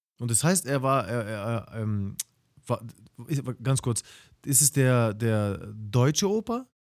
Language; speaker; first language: German; early bilingual, other home language; Russian